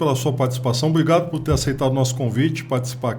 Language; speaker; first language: Portuguese; native; Portuguese